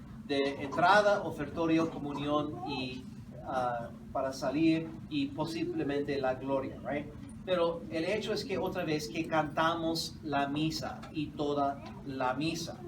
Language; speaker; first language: Spanish; non-native, fluent; English